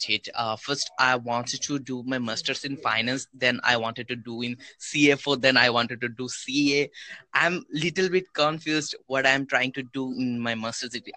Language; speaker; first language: English; non-native, local second language; Bangla